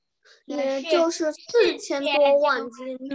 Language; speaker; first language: Chinese; early bilingual, heritage; Chinese